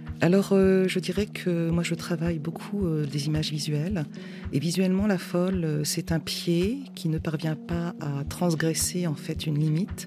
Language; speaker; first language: French; native; French